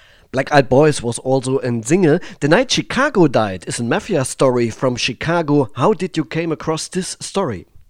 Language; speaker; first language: English; non-native, fluent; German